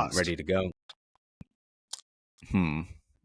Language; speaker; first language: English; native; English